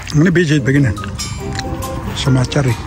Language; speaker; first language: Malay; non-native, learner; Spanish